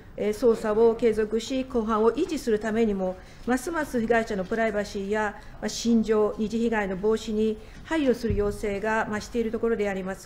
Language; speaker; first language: Japanese; native; Japanese